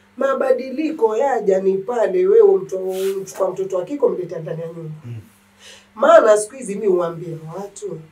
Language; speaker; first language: Swahili; native; Swahili